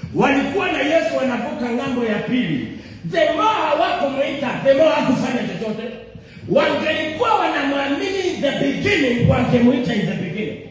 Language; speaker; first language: Swahili; non-native, local second language; Luyia